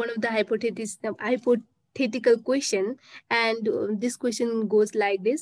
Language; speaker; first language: English; non-native, local second language; Nepali